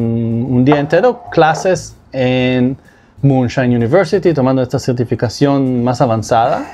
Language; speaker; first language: Spanish; non-native, fluent; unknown